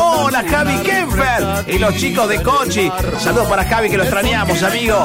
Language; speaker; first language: Spanish; native; Spanish